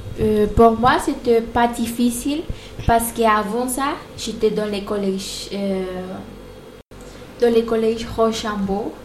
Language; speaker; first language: French; non-native, learner; Spanish